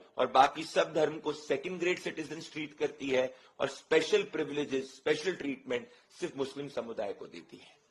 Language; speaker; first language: Hindi; native; Hindi